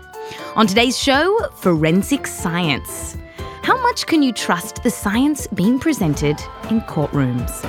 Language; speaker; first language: English; native; English